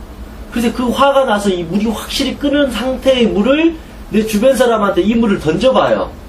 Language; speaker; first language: Korean; native; Korean